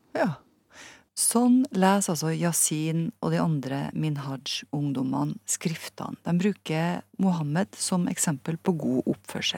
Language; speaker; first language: Norwegian; native; Norwegian